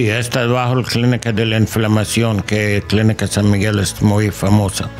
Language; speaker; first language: Spanish; non-native, learner; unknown